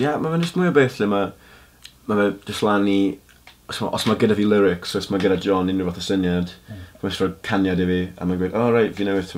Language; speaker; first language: Welsh; native; Welsh